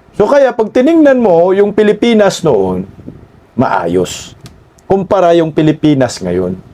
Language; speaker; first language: Filipino; non-native, local second language; Cebuano